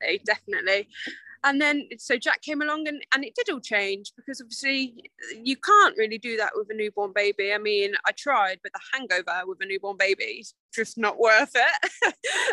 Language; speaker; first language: English; native; English